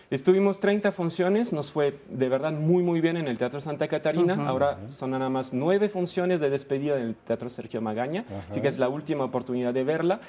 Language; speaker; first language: Spanish; non-native, fluent; French